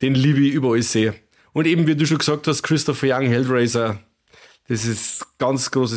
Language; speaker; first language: German; native; German